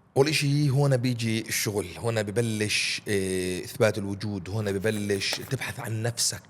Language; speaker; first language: Arabic; early bilingual, heritage; Arabic